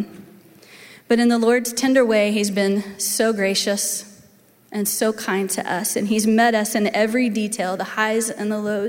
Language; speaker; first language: English; native; English